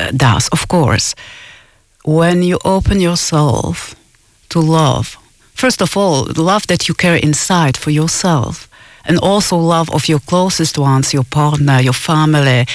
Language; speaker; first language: English; non-native, fluent; Czech